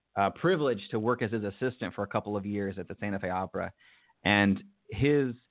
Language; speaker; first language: English; native; English